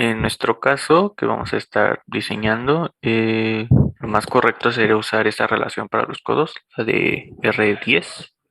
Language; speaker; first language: Spanish; native; Spanish